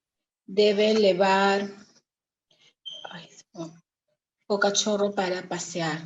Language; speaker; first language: Portuguese; non-native, learner; Spanish